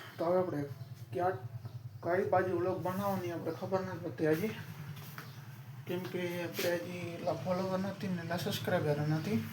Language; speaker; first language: Gujarati; native; Gujarati